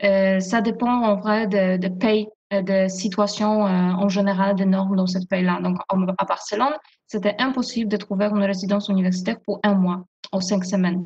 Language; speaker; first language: French; non-native, fluent; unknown